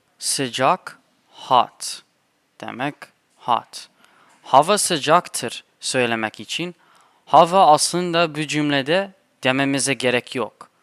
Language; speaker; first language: Turkish; non-native, fluent; English